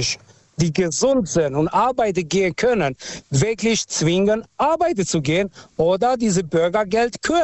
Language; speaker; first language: German; non-native, fluent; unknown